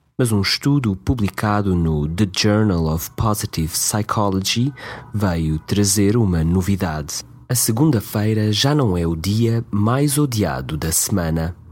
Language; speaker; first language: Portuguese; native; Portuguese